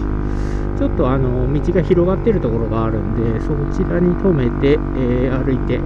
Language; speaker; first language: Japanese; native; Japanese